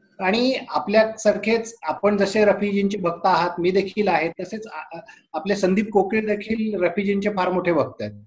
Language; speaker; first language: Marathi; native; Marathi